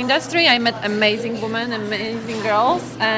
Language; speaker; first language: English; non-native, fluent; Slovak